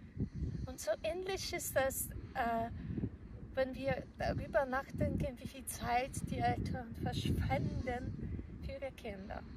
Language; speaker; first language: German; non-native, fluent; Polish